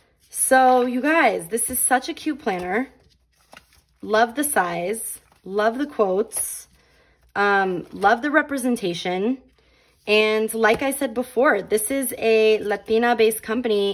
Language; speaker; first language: English; native; English